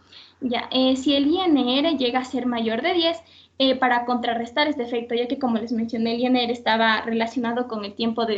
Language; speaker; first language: Spanish; native; Spanish